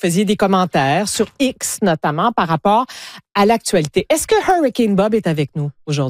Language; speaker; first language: French; native; French